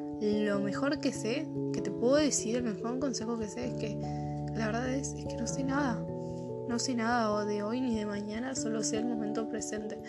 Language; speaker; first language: Spanish; native; Spanish